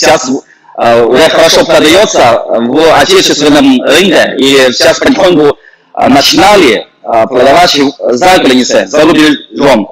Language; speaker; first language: Russian; non-native, fluent; Chinese